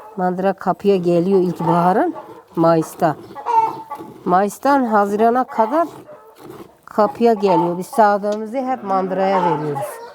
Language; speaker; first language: Turkish; native; Turkish